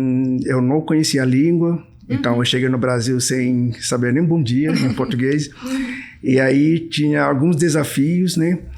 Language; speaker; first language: Portuguese; non-native, fluent; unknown